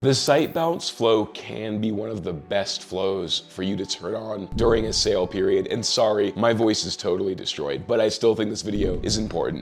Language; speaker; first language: English; native; English